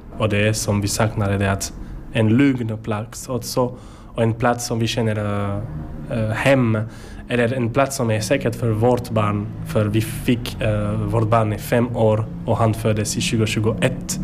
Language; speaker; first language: Swedish; non-native, learner; French